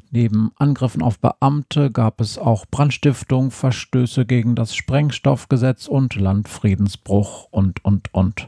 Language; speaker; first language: German; native; German